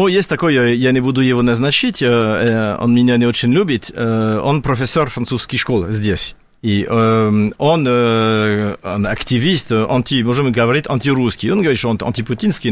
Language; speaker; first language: Russian; non-native, fluent; French